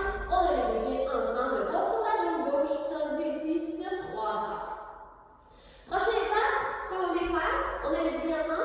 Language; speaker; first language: French; native; French